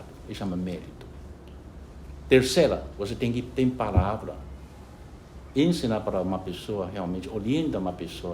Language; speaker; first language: Portuguese; non-native, fluent; Chinese